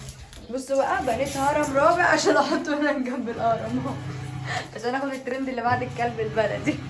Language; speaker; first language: Arabic; native; Arabic